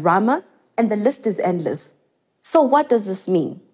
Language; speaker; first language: English; non-native, local second language; Xhosa